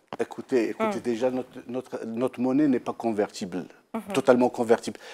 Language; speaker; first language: French; non-native, local second language; Arabic